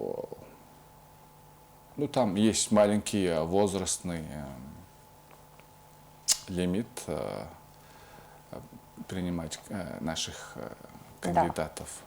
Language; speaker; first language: Russian; non-native, fluent; Mongolian